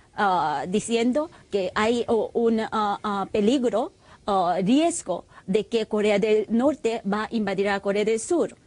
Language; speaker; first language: Spanish; non-native, fluent; Korean